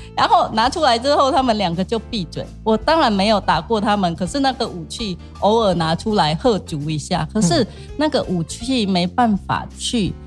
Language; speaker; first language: Chinese; non-native, fluent; Khmer